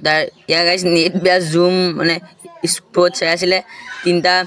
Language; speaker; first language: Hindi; non-native, local second language; Assamese